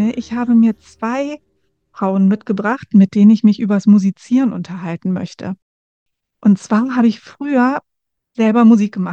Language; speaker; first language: German; native; German